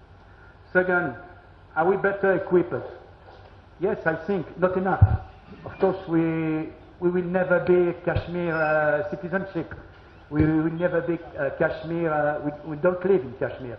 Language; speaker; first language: English; non-native, learner; French